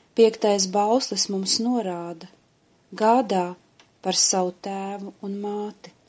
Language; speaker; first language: Latvian; native; Latvian